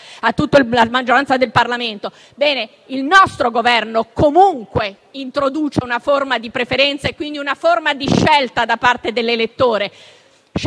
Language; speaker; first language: Italian; native; Italian